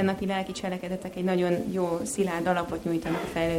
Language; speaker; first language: Hungarian; native; Hungarian